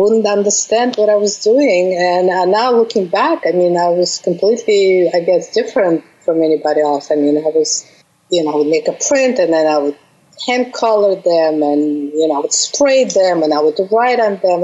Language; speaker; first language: English; non-native, fluent; Russian